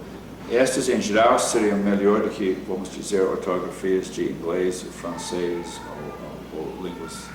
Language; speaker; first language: Portuguese; non-native, fluent; English